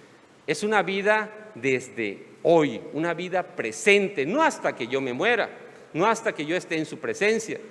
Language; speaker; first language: Spanish; native; Spanish